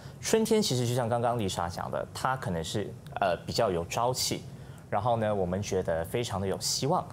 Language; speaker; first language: Chinese; native; Chinese